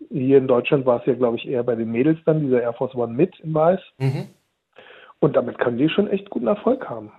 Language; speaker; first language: German; early bilingual, other home language; Turkish